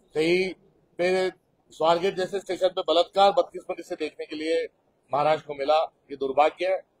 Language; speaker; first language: Hindi; non-native, local second language; Marathi